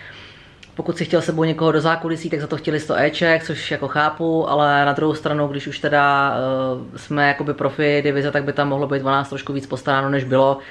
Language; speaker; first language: Czech; native; Czech